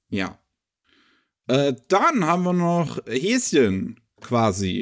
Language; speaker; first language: German; native; German